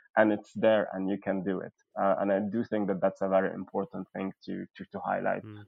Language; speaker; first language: English; non-native, fluent; Arabic